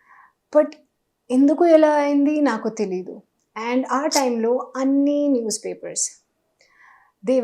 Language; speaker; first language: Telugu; non-native, learner; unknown